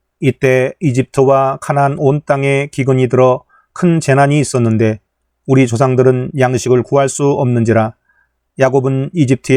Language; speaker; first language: Korean; native; Korean